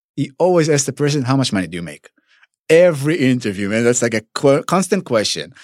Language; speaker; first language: English; non-native, fluent; Hebrew